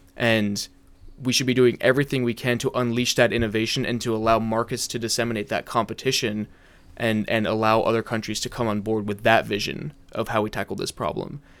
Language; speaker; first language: English; early bilingual, heritage; English